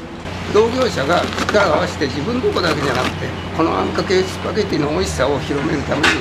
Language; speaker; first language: Japanese; native; Japanese